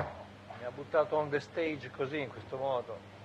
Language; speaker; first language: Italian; native; Italian